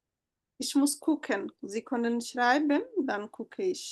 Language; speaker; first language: German; non-native, learner; Bangla